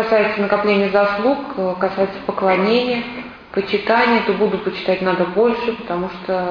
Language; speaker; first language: Russian; native; Russian